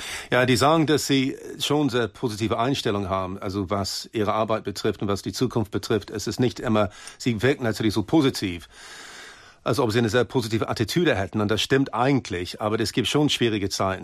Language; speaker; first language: German; non-native, fluent; English